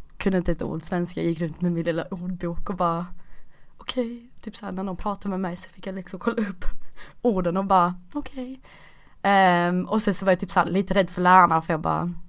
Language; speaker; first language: Swedish; early bilingual, other home language; Portuguese